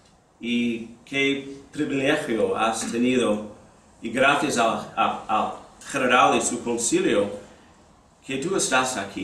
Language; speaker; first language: Spanish; non-native, fluent; English